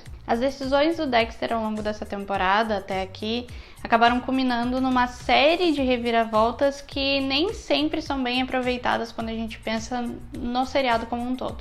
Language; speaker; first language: Portuguese; native; Portuguese